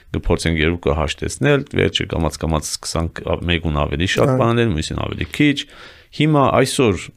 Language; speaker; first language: Armenian; early bilingual, heritage; Armenian